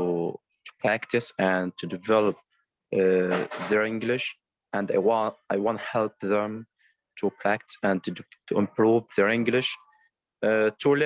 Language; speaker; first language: English; non-native, learner; Arabic